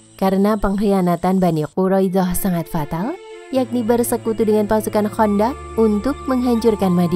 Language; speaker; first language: Indonesian; native; Indonesian